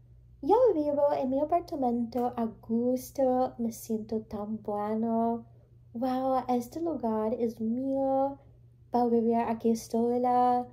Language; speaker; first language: Spanish; early bilingual, heritage; English